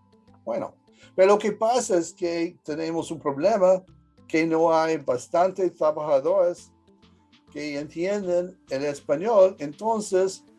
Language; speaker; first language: Spanish; early bilingual, heritage; English